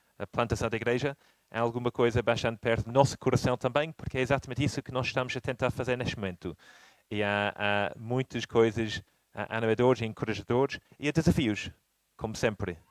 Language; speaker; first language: Portuguese; non-native, fluent; English